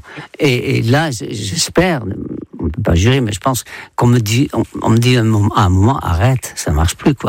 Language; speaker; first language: French; non-native, fluent; Dutch